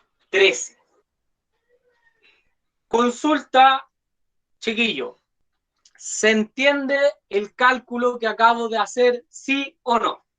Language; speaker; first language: Spanish; native; Spanish